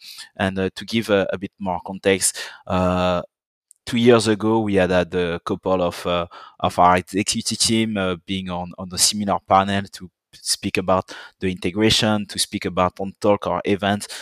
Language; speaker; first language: English; non-native, fluent; French